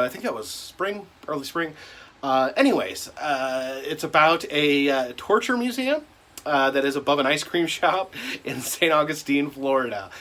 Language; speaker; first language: English; native; English